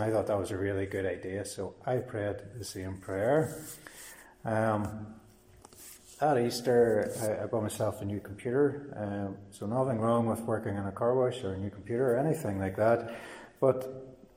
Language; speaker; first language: English; native; English